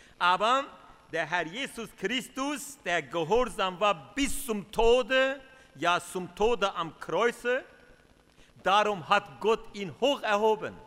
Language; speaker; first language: German; non-native, fluent; Kurdish